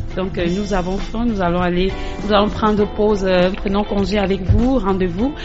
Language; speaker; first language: French; non-native, local second language; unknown